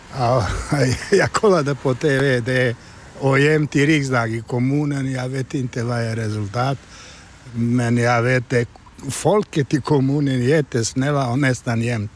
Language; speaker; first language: Swedish; non-native, learner; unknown